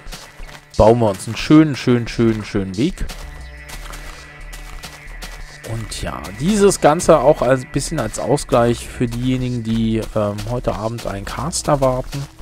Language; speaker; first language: German; native; German